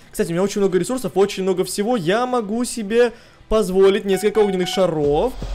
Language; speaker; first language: Russian; early bilingual, heritage; Russian